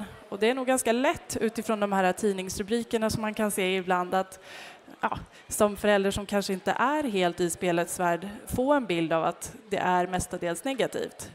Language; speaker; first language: Swedish; native; Swedish